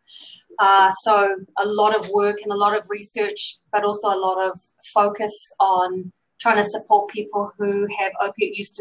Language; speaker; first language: English; native; English